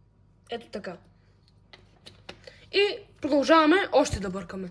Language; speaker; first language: Bulgarian; native; Bulgarian